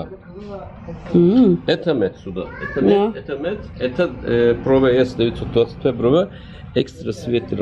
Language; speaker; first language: Russian; non-native, learner; Turkish